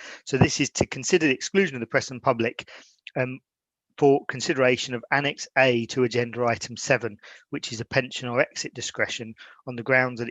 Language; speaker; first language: English; native; English